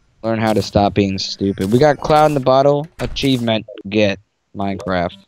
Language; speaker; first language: English; native; English